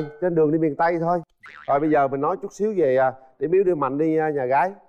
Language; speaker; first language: Vietnamese; native; Vietnamese